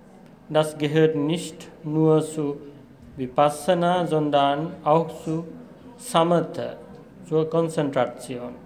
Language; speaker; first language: German; non-native, fluent; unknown